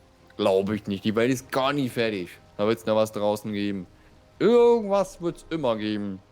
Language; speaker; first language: German; native; German